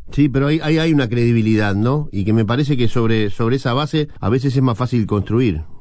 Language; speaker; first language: Spanish; native; Spanish